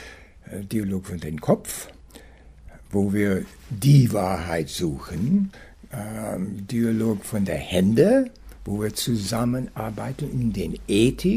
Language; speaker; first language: German; non-native, fluent; English